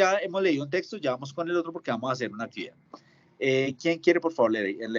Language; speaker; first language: Spanish; native; Spanish